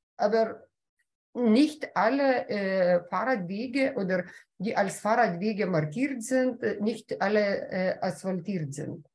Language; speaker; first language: German; non-native, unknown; Lithuanian